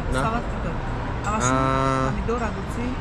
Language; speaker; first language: Russian; non-native, local second language; Tajik